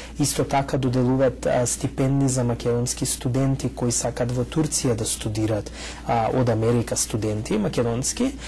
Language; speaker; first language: Macedonian; early bilingual, heritage; Macedonian